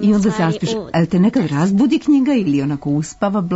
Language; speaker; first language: Serbian; native; Serbian